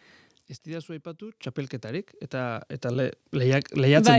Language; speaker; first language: Basque; native; Basque